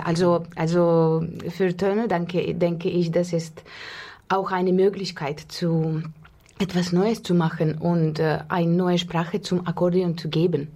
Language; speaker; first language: German; non-native, fluent; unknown